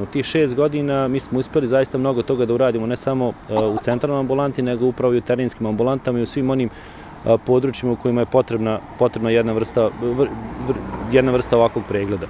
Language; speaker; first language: Bosnian; native; Bosnian